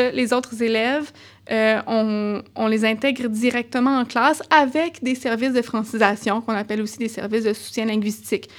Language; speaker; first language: French; native; French